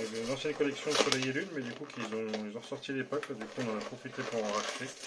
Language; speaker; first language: French; native; French